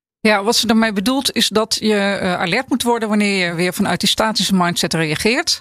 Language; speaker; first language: Dutch; native; Dutch